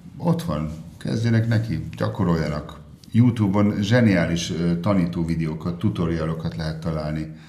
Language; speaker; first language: Hungarian; early bilingual, heritage; Hungarian